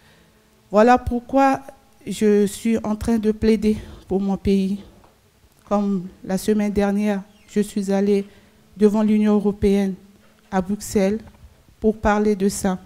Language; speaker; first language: French; non-native, local second language; Sango